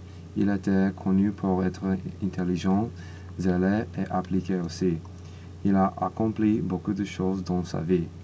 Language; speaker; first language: French; non-native, learner; English